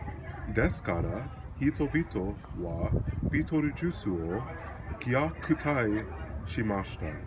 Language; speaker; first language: Japanese; non-native, learner; English